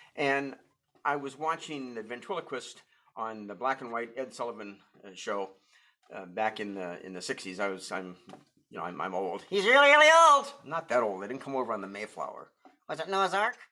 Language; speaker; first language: English; native; English